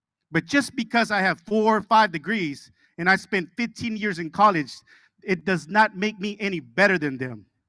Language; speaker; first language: English; early bilingual, other home language; Spanish